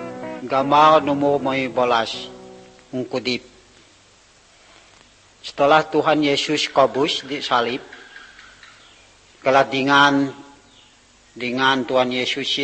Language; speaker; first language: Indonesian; non-native, local second language; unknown